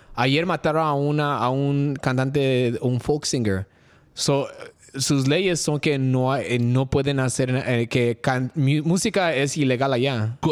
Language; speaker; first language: Spanish; early bilingual, heritage; Spanish